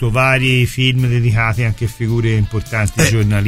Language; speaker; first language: Italian; native; Italian